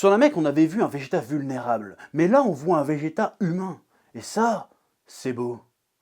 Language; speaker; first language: French; native; French